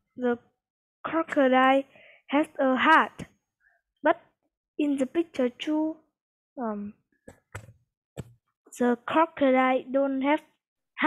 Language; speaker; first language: English; non-native, learner; Vietnamese